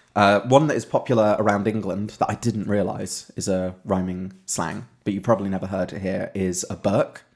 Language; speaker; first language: English; native; English